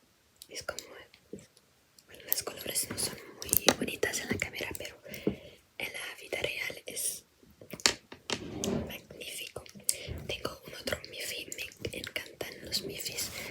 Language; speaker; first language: Spanish; non-native, fluent; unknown